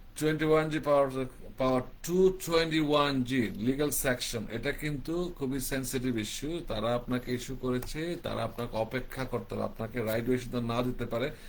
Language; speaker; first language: Bangla; early bilingual, heritage; Bangla